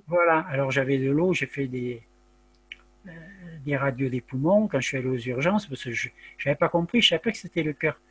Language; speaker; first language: French; native; French